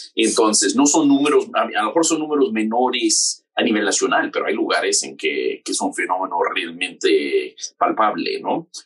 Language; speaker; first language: Spanish; non-native, fluent; English